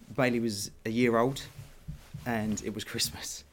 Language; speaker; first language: English; native; English